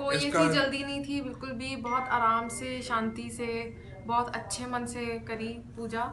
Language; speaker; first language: Hindi; native; Hindi